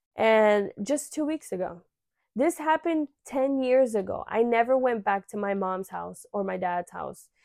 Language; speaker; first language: English; early bilingual, other home language; Spanish